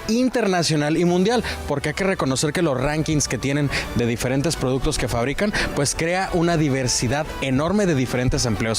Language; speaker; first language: Spanish; native; Spanish